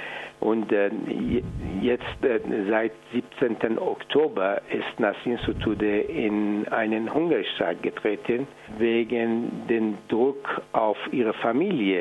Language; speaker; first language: German; non-native, fluent; Persian